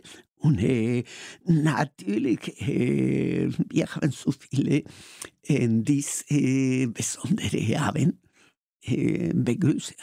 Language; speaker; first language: German; non-native, learner; Spanish